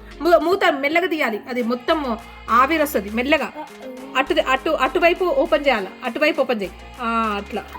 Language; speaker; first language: Telugu; native; Telugu